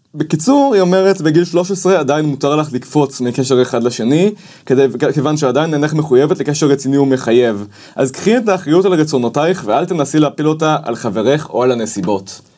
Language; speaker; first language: Hebrew; native; Hebrew